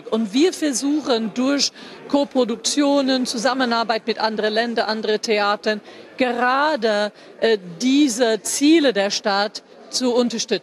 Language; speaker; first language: German; non-native, fluent; English